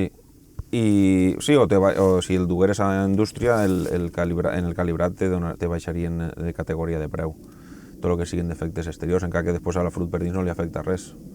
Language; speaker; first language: Catalan; native; Catalan